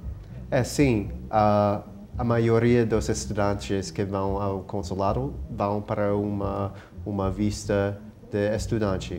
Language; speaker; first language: Portuguese; non-native, fluent; English